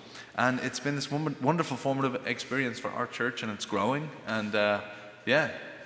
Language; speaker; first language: English; native; English